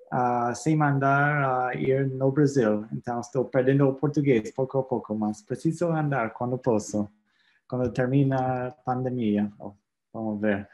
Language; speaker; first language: Portuguese; non-native, fluent; English